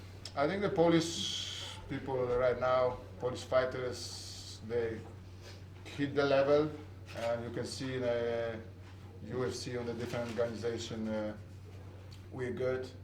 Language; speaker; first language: English; non-native, fluent; Polish